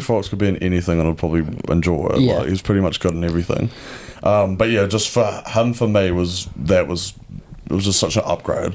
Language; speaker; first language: English; native; English